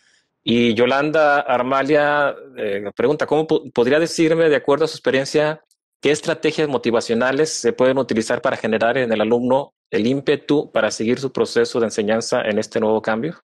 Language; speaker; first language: Spanish; native; Spanish